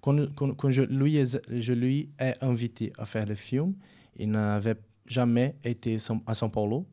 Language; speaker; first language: French; non-native, fluent; Portuguese